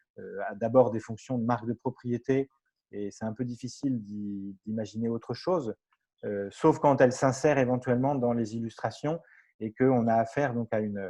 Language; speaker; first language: French; native; French